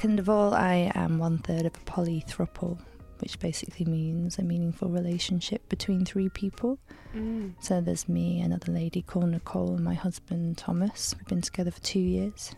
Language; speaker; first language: English; native; English